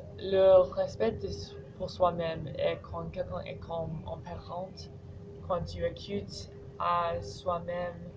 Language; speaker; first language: French; non-native, learner; English